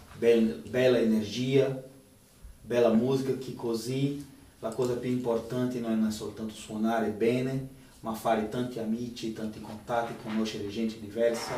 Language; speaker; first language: Italian; non-native, fluent; Portuguese